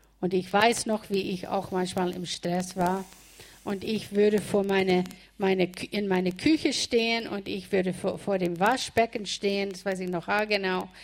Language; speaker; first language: German; non-native, fluent; English